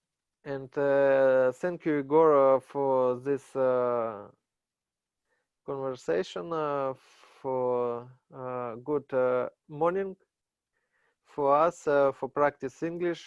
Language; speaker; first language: English; non-native, learner; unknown